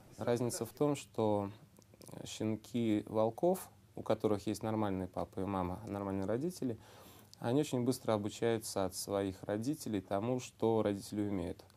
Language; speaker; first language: Russian; native; Russian